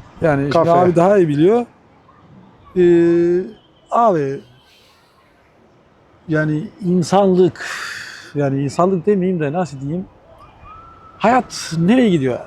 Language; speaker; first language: Turkish; non-native, fluent; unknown